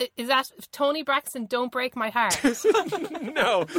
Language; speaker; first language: English; native; English